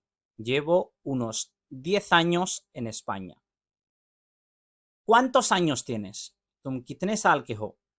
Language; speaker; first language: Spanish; non-native, fluent; Urdu